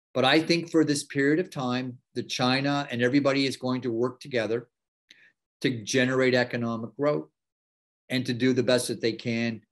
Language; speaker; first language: English; native; English